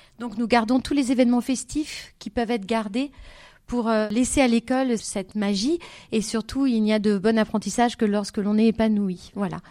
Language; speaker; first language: French; native; French